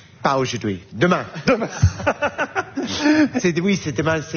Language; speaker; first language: French; non-native, learner; English